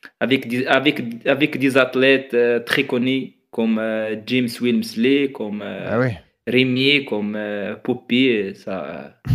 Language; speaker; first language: French; non-native, fluent; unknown